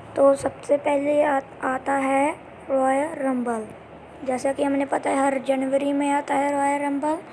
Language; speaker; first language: Hindi; non-native, local second language; Punjabi